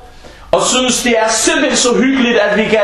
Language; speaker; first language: Danish; non-native, local second language; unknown